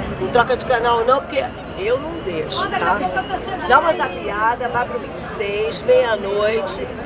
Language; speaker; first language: Portuguese; native; Portuguese